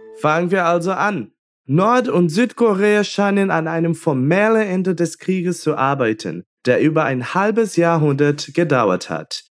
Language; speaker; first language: German; non-native, fluent; Portuguese